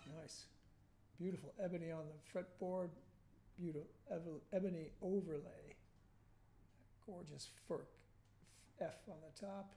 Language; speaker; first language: English; native; English